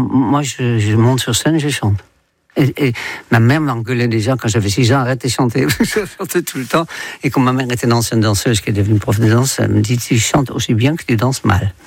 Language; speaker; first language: French; non-native, fluent; Dutch